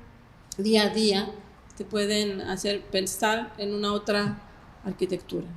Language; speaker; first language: Spanish; non-native, fluent; Greek